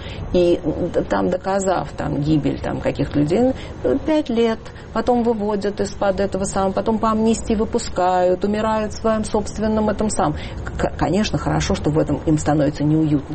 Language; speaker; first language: Russian; native; Russian